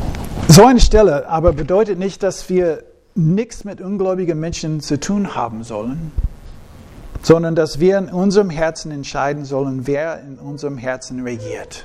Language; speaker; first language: German; non-native, fluent; English